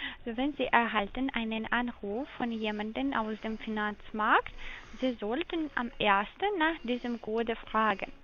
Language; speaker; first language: German; non-native, learner; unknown